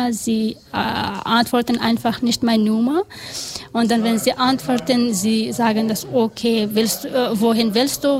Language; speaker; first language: German; non-native, learner; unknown